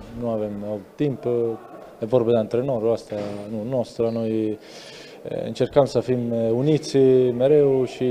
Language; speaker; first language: Romanian; non-native, learner; Italian